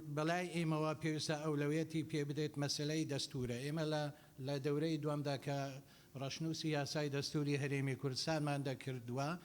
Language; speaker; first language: Central Kurdish; non-native, local second language; Assyrian Neo-Aramaic